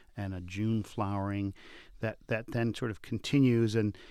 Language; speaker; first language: English; native; English